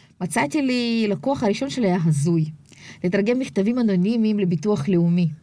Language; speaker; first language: Hebrew; early bilingual, other home language; Russian